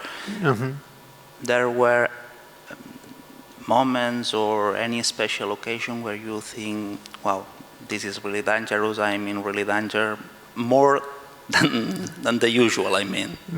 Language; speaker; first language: English; non-native, fluent; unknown